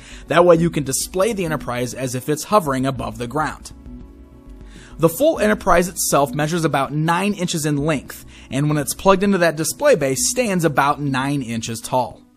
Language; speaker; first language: English; native; English